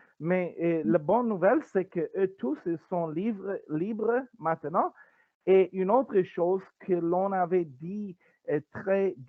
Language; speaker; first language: French; non-native, learner; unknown